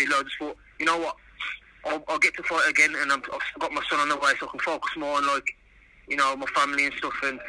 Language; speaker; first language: English; native; English